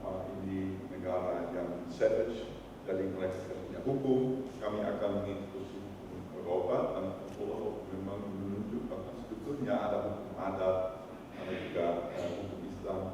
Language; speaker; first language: Indonesian; non-native, fluent; Dutch